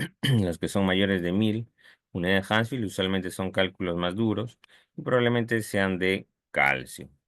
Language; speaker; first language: Spanish; native; Spanish